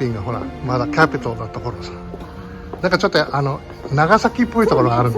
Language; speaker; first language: Japanese; native; Japanese